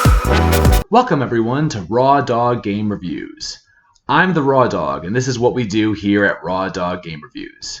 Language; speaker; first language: English; native; English